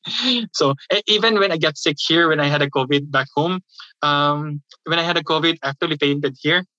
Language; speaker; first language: English; non-native, local second language; Filipino